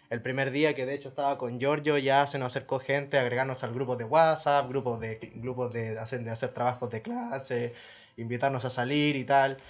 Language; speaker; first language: Spanish; native; Spanish